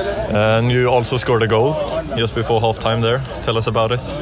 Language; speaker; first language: English; non-native, fluent; Swedish